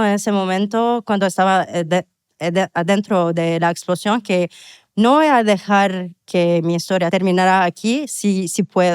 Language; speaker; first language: Spanish; non-native, fluent; Arabic